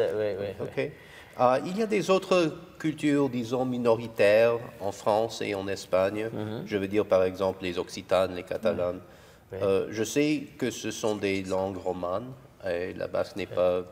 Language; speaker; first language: French; non-native, fluent; English